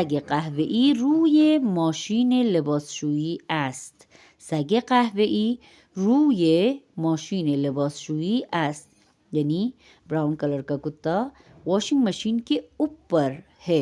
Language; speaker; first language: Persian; non-native, fluent; Urdu